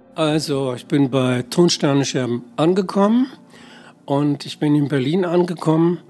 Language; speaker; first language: German; native; German